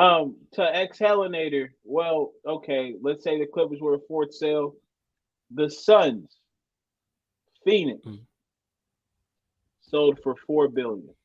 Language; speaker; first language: English; native; English